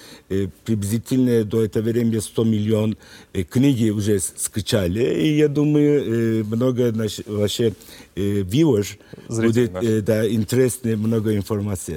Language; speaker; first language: Russian; non-native, learner; Turkish